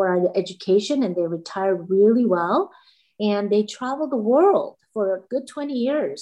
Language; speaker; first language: English; non-native, fluent; Korean